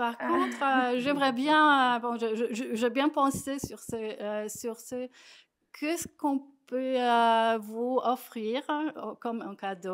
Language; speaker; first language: French; non-native, fluent; Polish